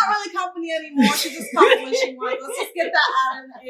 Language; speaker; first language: English; native; English